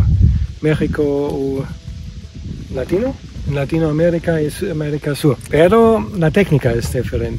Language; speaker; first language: Spanish; non-native, learner; German